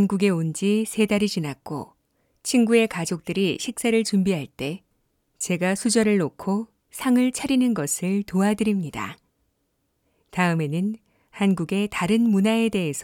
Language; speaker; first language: Korean; non-native, learner; Thai